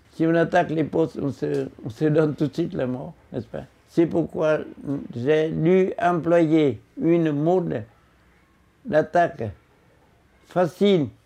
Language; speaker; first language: French; non-native, local second language; Vietnamese